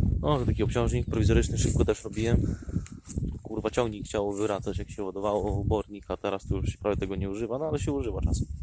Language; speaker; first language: Polish; native; Polish